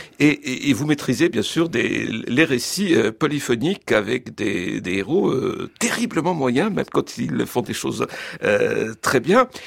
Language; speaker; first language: French; native; French